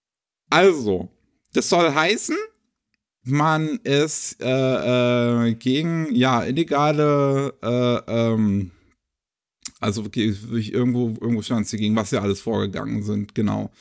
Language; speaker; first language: German; native; German